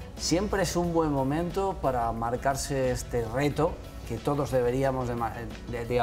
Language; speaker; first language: Spanish; native; Spanish